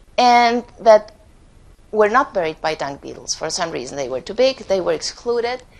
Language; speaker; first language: English; non-native, fluent; Spanish